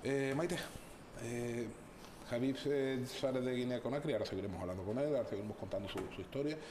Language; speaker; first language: Spanish; native; Spanish